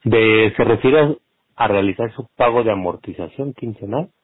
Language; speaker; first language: Spanish; native; Spanish